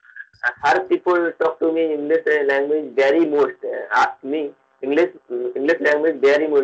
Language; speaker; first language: English; non-native, learner; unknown